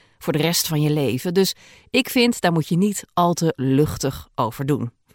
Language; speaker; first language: Dutch; native; Dutch